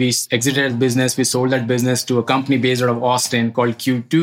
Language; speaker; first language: English; non-native, local second language; Hindi